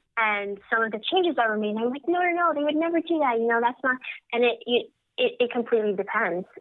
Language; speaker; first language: English; native; English